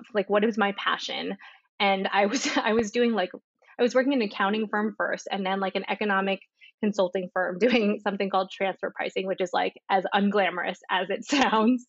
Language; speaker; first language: English; native; English